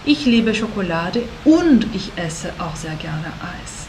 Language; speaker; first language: German; non-native, fluent; Portuguese